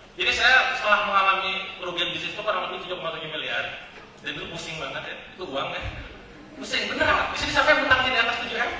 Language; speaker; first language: Indonesian; native; Indonesian